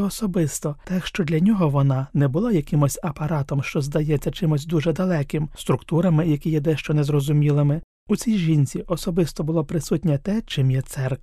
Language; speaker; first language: Ukrainian; native; Ukrainian